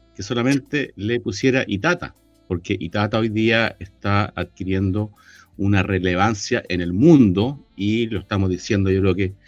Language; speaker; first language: Spanish; native; Spanish